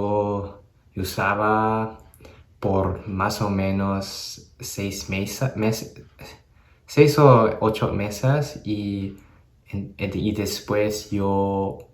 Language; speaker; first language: Spanish; non-native, learner; English